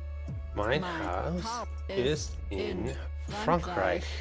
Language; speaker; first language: German; non-native, learner; English